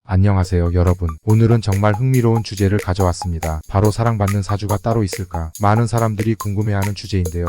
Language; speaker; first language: Korean; native; Korean